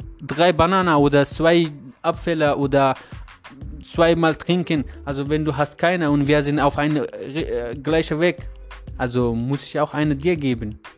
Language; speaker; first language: German; non-native, learner; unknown